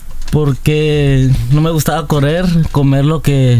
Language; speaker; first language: Spanish; early bilingual, heritage; Spanish